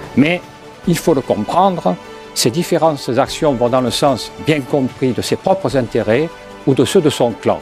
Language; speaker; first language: French; native; French